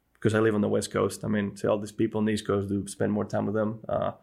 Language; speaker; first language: English; non-native, fluent; Spanish